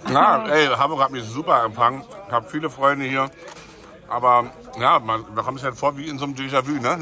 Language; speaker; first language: German; native; German